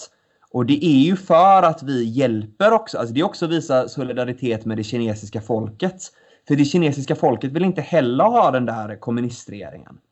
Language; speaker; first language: Swedish; native; Swedish